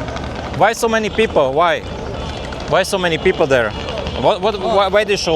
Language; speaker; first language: English; non-native, learner; Slovak